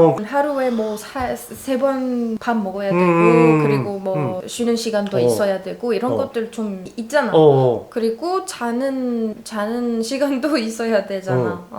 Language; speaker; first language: Korean; non-native, fluent; Arabic